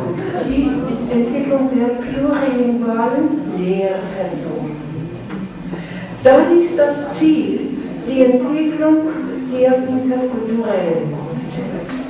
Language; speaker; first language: German; non-native, fluent; Armenian